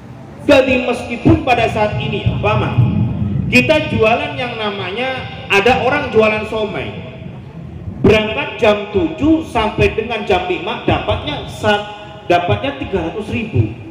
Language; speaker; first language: Indonesian; non-native, local second language; Javanese